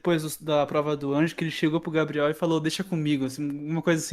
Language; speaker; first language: Portuguese; native; Portuguese